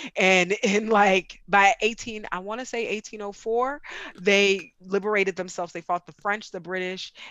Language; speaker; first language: English; native; English